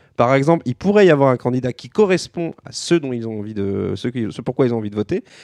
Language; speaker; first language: French; native; French